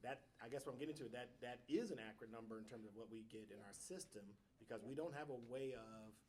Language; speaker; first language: English; native; English